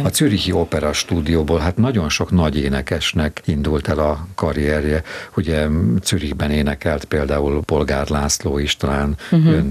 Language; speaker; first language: Hungarian; native; Hungarian